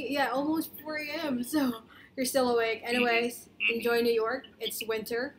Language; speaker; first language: English; non-native, local second language; Cebuano